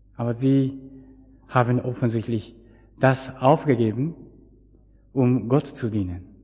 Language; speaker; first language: German; non-native, fluent; Japanese